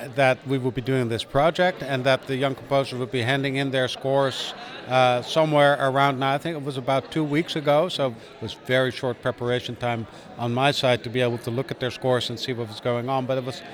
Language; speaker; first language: English; non-native, fluent; Dutch